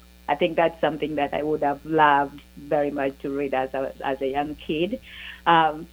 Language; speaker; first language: English; non-native, local second language; Ganda